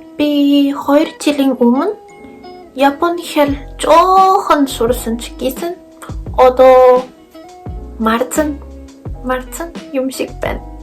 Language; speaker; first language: Mongolian; non-native, learner; Spanish